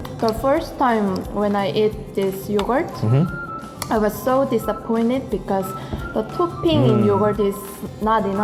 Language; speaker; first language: English; non-native, learner; Korean